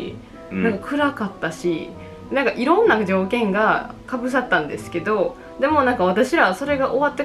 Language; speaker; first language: Japanese; native; Japanese